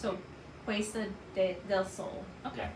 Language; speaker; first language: Spanish; non-native, learner; English